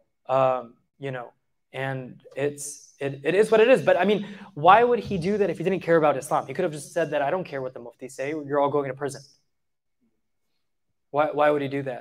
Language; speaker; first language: English; native; English